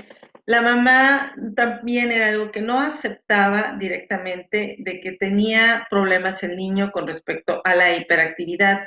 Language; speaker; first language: Spanish; native; Spanish